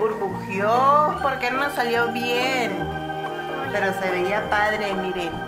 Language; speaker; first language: Spanish; native; Spanish